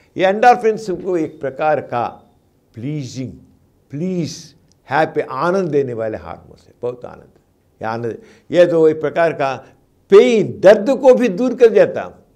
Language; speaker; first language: Hindi; non-native, local second language; Telugu